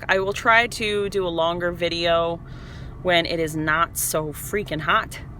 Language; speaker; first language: English; native; English